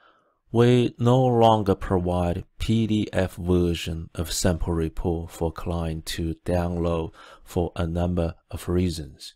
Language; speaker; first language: English; non-native, fluent; Chinese